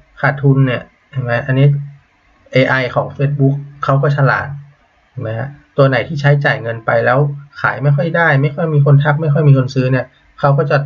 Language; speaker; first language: Thai; native; Thai